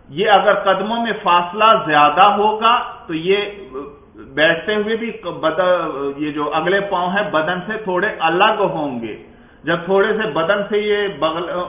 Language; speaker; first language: Urdu; native; Urdu